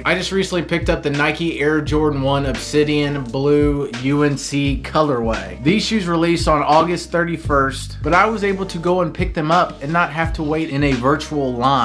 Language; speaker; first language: English; native; English